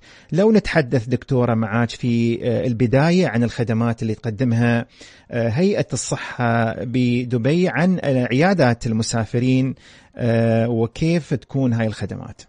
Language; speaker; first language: Arabic; native; Arabic